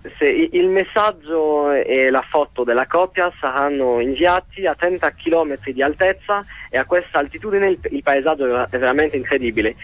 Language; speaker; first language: Italian; non-native, fluent; French